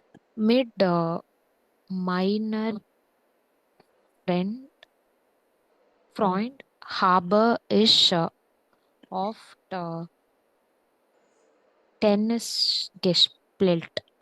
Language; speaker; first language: German; non-native, learner; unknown